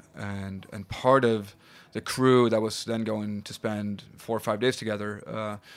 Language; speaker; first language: English; non-native, fluent; Swedish